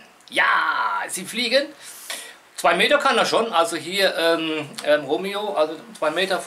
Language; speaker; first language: German; native; German